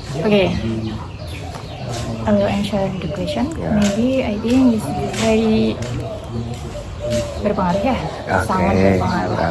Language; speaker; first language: English; non-native, learner; Indonesian